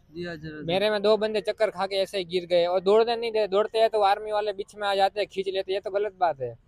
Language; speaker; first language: Hindi; non-native, local second language; Gujarati